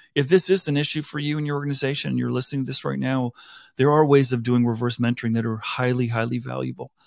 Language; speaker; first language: English; native; English